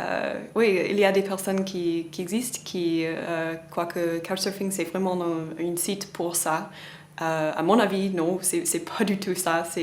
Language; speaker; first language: French; non-native, fluent; English